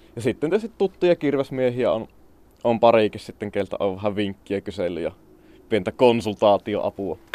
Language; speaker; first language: Finnish; native; Finnish